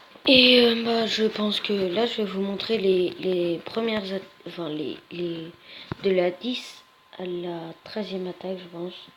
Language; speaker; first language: French; native; French